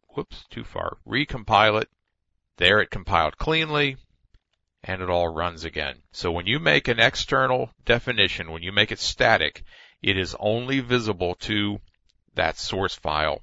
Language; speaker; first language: English; native; English